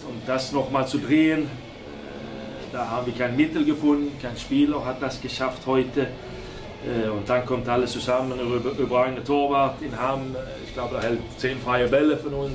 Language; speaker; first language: German; non-native, fluent; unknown